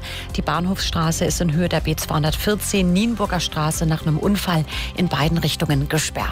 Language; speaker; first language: German; native; German